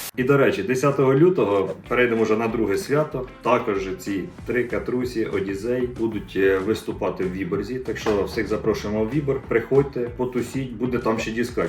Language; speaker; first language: Ukrainian; native; Ukrainian